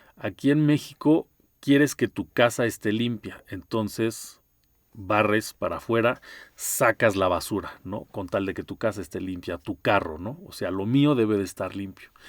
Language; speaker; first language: Spanish; native; Spanish